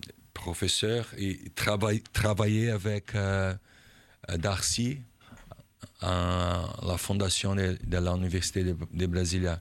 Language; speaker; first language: French; non-native, learner; Portuguese